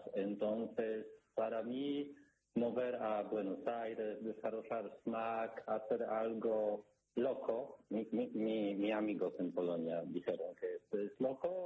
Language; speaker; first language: Spanish; non-native, learner; Polish